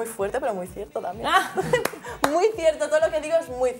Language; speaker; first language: Spanish; native; Spanish